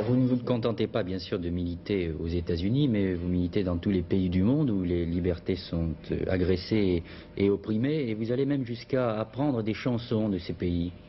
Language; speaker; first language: French; native; French